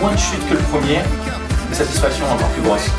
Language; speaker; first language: French; native; French